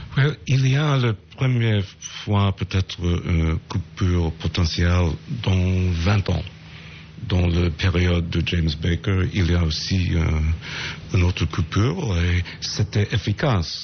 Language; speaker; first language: French; non-native, fluent; English